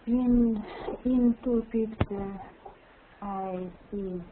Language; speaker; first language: English; non-native, learner; Russian